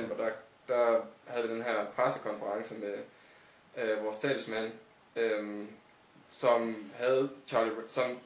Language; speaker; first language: Danish; native; Danish